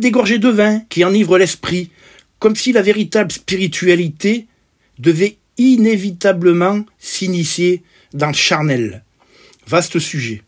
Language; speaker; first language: French; native; French